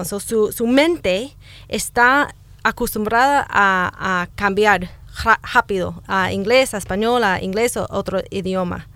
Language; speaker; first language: Spanish; non-native, fluent; English